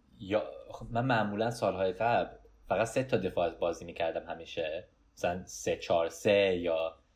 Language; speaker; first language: Persian; early bilingual, heritage; Persian